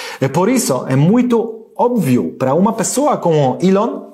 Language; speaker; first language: Portuguese; non-native, learner; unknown